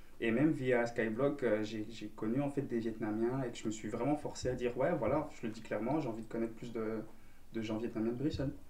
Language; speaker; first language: French; native; French